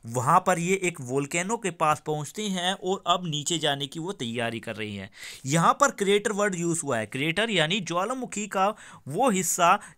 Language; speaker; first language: Hindi; native; Hindi